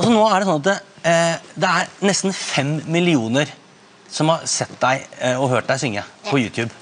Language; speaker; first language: Norwegian; native; Norwegian